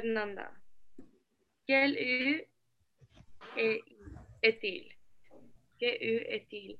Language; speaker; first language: French; non-native, learner; English